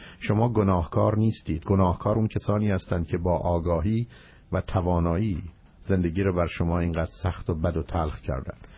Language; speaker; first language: Persian; native; Persian